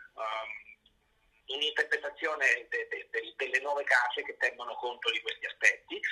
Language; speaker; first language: Italian; native; Italian